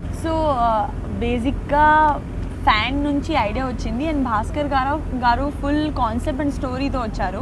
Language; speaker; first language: Telugu; non-native, local second language; Gujarati